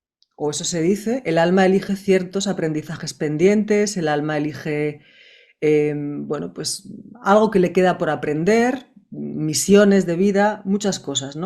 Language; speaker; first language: Spanish; native; Spanish